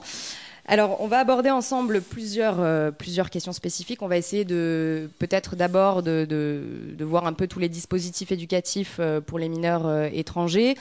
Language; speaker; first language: French; native; French